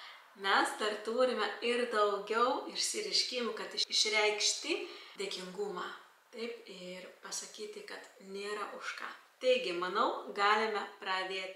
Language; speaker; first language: Lithuanian; non-native, local second language; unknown